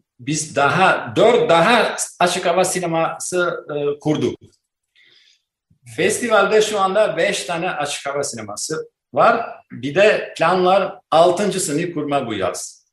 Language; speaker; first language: Turkish; non-native, learner; Albanian